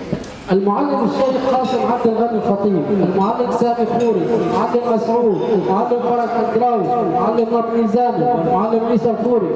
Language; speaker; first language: Arabic; native; Arabic